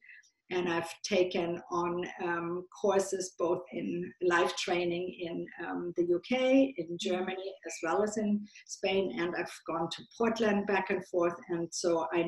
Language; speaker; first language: English; non-native, fluent; German